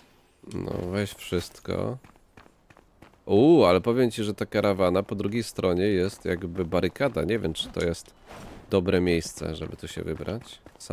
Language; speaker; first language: Polish; native; Polish